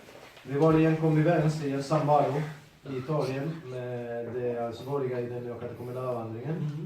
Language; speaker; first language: Swedish; non-native, fluent; Spanish